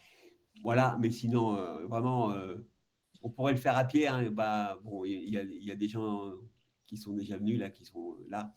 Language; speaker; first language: French; native; French